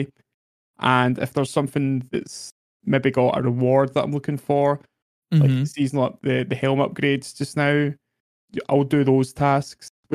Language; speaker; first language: English; native; English